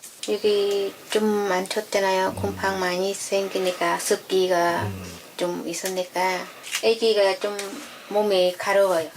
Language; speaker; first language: Korean; non-native, learner; Khmer